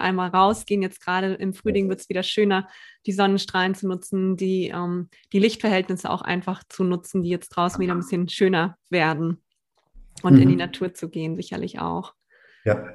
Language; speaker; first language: German; native; German